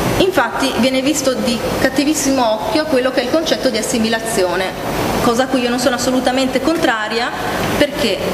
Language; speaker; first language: Italian; early bilingual, other home language; Arabic